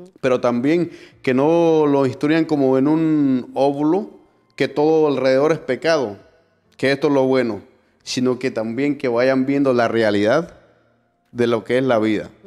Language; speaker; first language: Spanish; native; Spanish